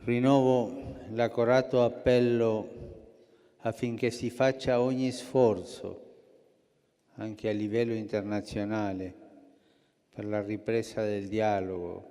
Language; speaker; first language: Italian; early bilingual, heritage; Spanish